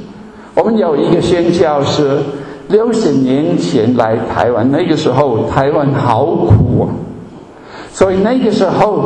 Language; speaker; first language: Chinese; non-native, fluent; German